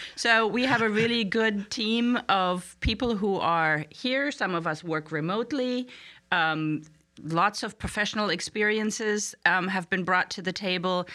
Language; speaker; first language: English; non-native, fluent; German